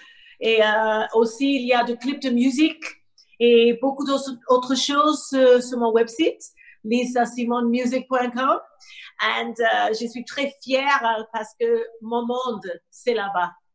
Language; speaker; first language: French; non-native, learner; English